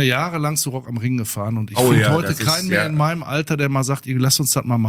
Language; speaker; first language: German; native; German